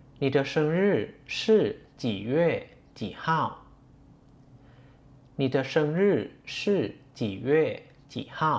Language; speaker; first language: Chinese; non-native, fluent; Thai